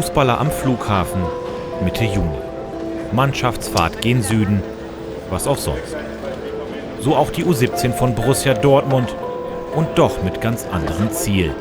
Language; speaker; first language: German; native; German